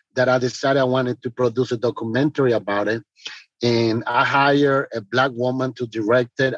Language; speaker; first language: English; non-native, fluent; Spanish